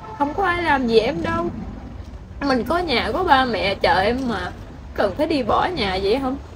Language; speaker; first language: Vietnamese; non-native, local second language; Khmer